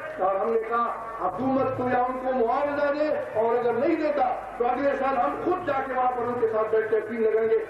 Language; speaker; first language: Urdu; non-native, local second language; Pashto